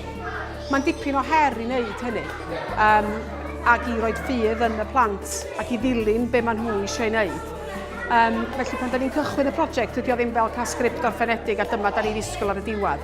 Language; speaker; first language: Welsh; native; Welsh